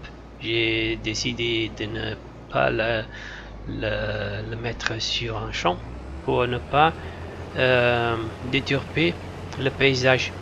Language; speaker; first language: French; non-native, fluent; Italian